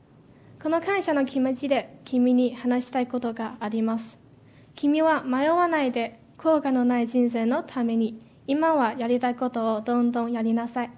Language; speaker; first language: Japanese; non-native, learner; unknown